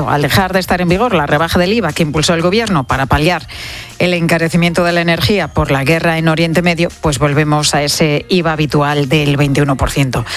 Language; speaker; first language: Spanish; native; Spanish